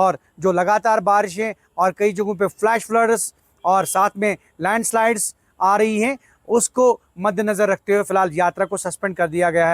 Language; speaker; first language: Hindi; non-native, local second language; Kashmiri